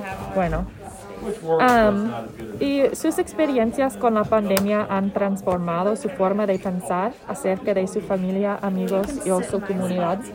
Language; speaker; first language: Spanish; non-native, learner; English